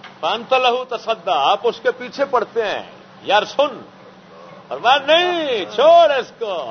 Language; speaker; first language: Urdu; non-native, local second language; Saraiki